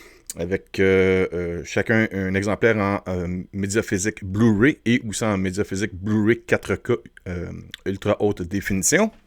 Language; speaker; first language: French; native; French